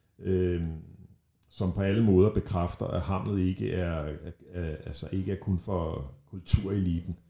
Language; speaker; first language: Danish; native; Danish